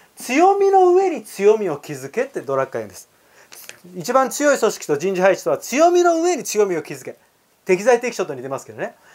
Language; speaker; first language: Japanese; native; Japanese